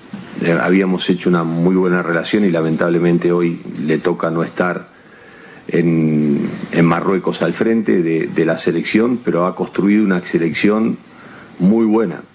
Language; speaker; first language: Spanish; native; Spanish